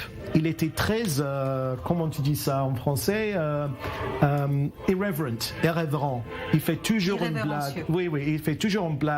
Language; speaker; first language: French; non-native, learner; English